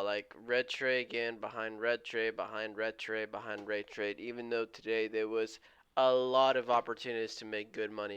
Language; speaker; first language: English; native; English